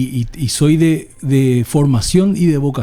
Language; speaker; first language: Spanish; native; Spanish